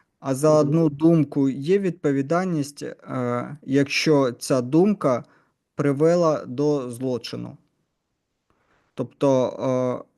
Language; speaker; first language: Ukrainian; non-native, learner; Russian